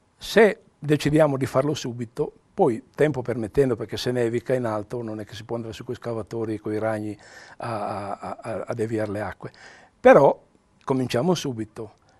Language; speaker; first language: Italian; native; Italian